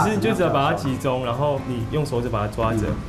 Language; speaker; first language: Chinese; native; Chinese